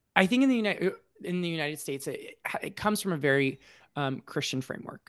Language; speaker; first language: English; native; English